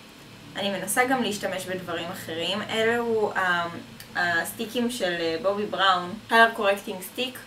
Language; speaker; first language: Hebrew; native; Hebrew